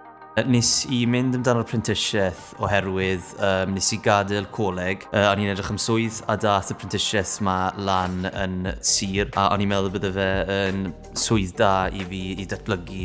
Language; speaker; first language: Welsh; native; Welsh